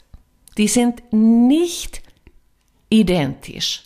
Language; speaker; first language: German; non-native, fluent; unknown